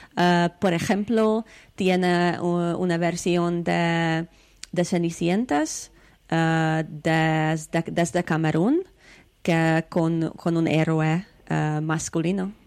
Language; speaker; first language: Spanish; non-native, learner; Hungarian